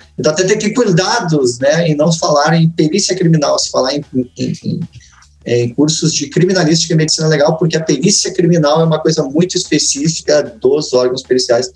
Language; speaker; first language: Portuguese; native; Portuguese